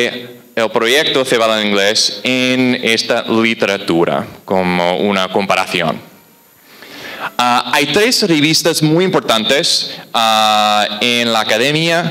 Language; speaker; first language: Spanish; non-native, fluent; English